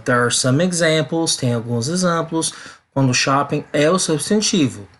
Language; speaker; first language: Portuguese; non-native, learner; English